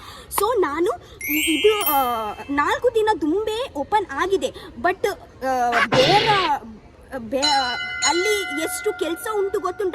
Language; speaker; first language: Kannada; non-native, local second language; Tulu